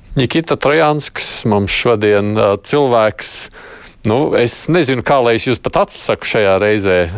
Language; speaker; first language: Latvian; native; Latvian